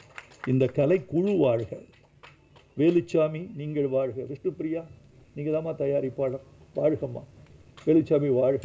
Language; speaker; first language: Tamil; native; Tamil